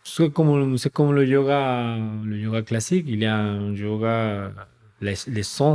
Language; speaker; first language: French; non-native, fluent; Spanish